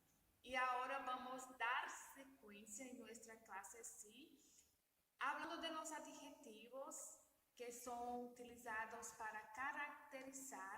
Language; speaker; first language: Spanish; non-native, learner; Portuguese